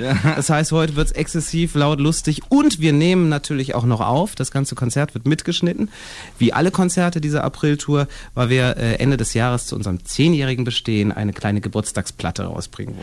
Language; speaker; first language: German; native; German